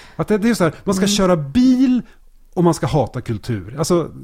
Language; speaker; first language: Swedish; native; Swedish